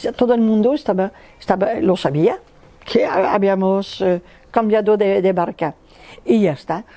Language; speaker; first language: Spanish; non-native, fluent; French